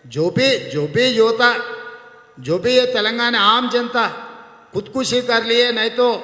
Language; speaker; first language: Hindi; non-native, local second language; Telugu